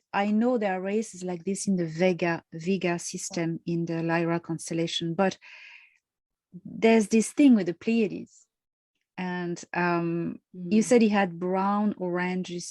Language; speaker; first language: English; non-native, fluent; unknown